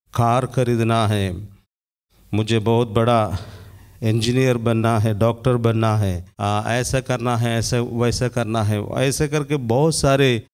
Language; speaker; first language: Hindi; non-native, local second language; Malayalam